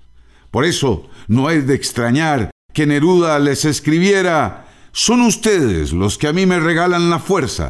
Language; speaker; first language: Spanish; native; Spanish